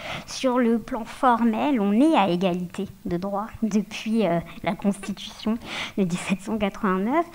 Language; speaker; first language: French; native; French